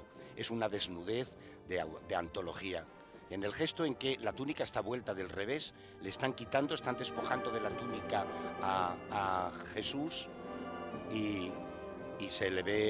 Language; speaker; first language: Spanish; native; Spanish